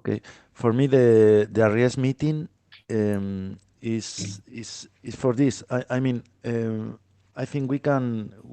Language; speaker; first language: English; non-native, fluent; Spanish